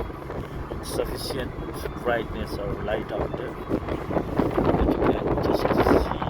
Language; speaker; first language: English; non-native, fluent; Nepali